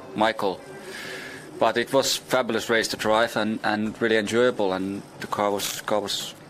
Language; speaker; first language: English; non-native, fluent; Finnish